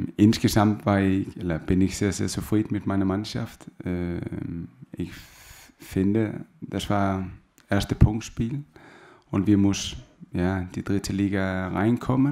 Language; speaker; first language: German; non-native, fluent; Danish